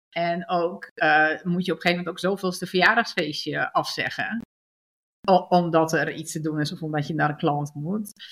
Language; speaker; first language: Dutch; early bilingual, other home language; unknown